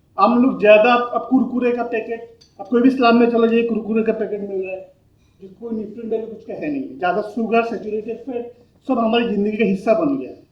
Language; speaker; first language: Hindi; non-native, local second language; Bangla